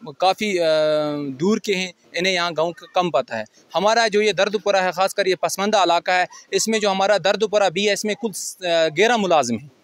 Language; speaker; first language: Urdu; non-native, local second language; Kashmiri